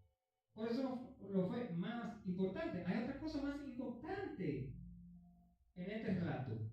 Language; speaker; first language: Spanish; native; Spanish